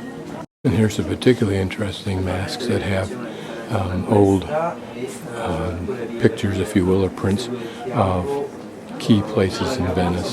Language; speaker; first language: English; native; English